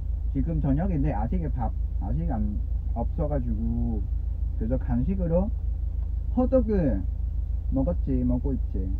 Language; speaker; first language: Korean; non-native, fluent; Vietnamese